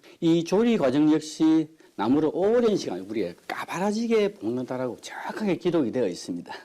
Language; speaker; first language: Korean; native; Korean